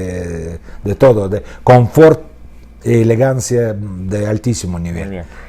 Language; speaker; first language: Spanish; non-native, fluent; Russian